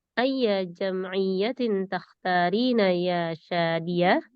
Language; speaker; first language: Arabic; non-native, learner; Indonesian